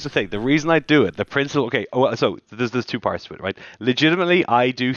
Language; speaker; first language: English; native; English